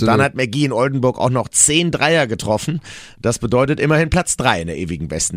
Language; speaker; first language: German; native; German